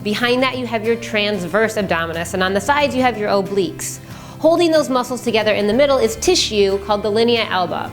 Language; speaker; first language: English; native; English